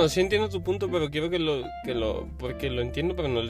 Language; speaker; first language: Spanish; native; Spanish